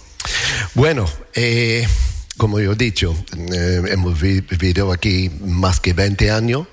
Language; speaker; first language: Spanish; non-native, learner; English